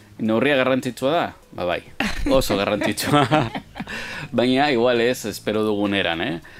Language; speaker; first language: Basque; native; Basque